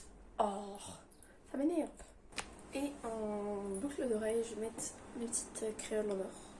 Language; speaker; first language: French; native; French